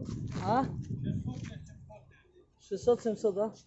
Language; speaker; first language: Russian; non-native, fluent; Tajik